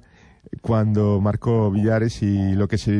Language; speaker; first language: Spanish; native; Spanish